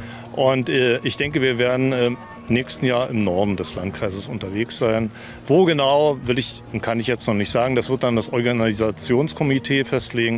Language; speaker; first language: German; native; German